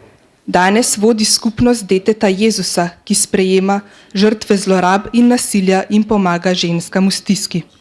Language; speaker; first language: Slovenian; native; Slovenian